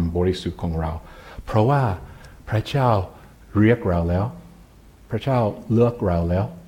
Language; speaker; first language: Thai; non-native, fluent; English